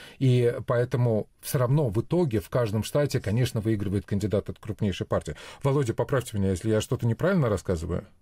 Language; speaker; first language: Russian; native; Russian